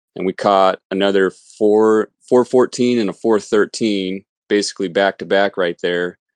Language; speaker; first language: English; native; English